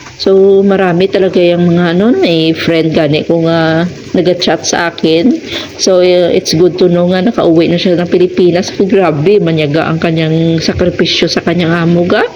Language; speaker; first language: Filipino; non-native, local second language; Hiligaynon